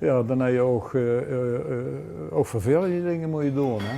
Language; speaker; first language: Dutch; native; Dutch